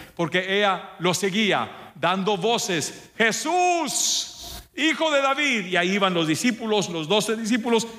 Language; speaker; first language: Spanish; early bilingual, heritage; Spanish